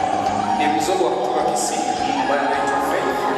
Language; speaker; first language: Swahili; non-native, local second language; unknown